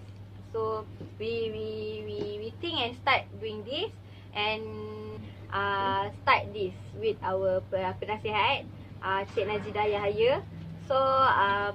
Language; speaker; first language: English; non-native, learner; Malay